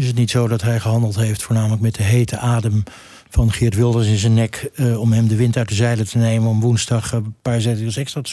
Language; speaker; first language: Dutch; native; Dutch